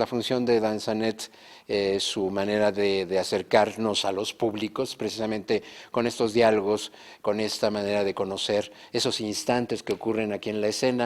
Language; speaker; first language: Spanish; native; Spanish